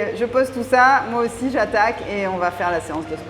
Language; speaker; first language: French; native; French